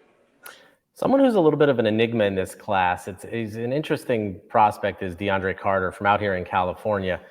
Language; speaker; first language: English; native; English